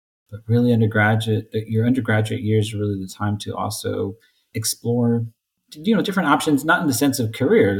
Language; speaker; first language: English; native; English